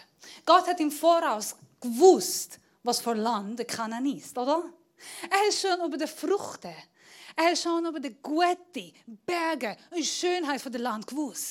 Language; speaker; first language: German; non-native, fluent; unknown